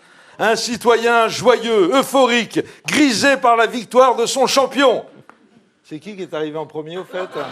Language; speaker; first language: French; native; French